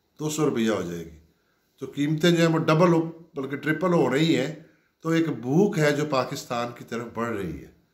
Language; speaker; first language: Urdu; non-native, local second language; Punjabi